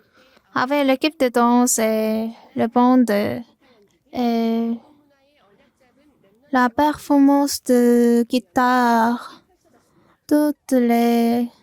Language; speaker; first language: French; non-native, learner; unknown